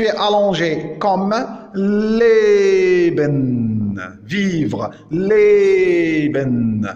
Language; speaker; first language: French; non-native, local second language; Arabic